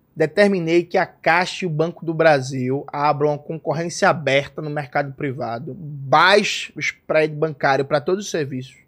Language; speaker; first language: Portuguese; native; Portuguese